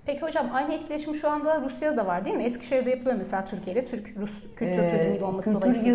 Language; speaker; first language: Turkish; native; Turkish